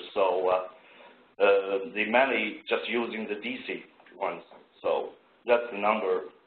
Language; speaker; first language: English; non-native, fluent; Chinese